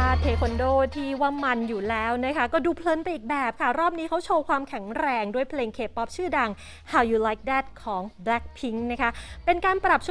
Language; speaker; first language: Thai; native; Thai